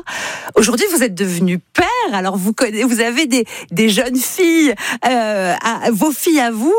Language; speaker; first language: French; native; French